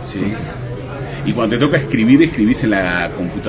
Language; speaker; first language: Spanish; native; Spanish